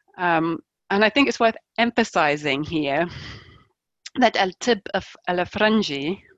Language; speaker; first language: English; native; English